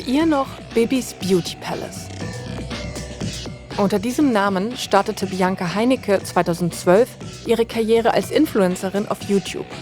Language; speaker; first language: German; native; German